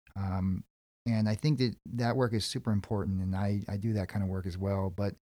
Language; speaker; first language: English; native; English